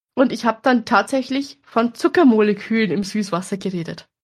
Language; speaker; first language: German; native; German